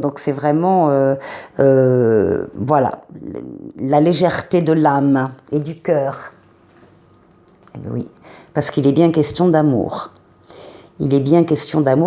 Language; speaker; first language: French; native; French